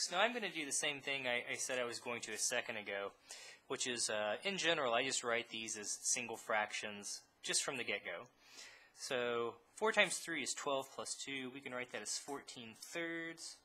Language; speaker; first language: English; native; English